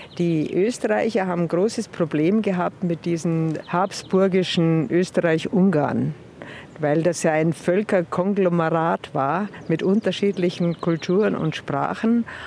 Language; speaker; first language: German; native; German